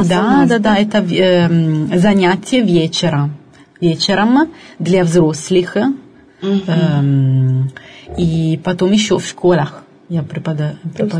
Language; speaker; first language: Russian; non-native, fluent; Italian